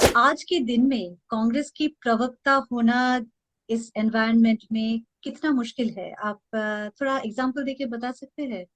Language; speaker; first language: Hindi; non-native, local second language; Bangla